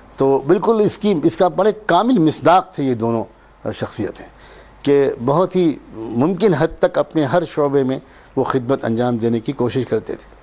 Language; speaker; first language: Urdu; native; Urdu